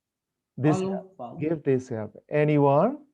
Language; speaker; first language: English; non-native, fluent; Burmese